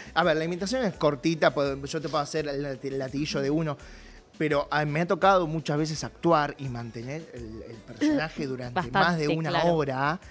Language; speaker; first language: Spanish; native; Spanish